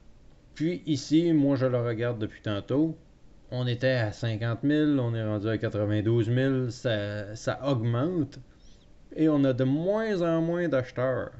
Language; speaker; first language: French; native; French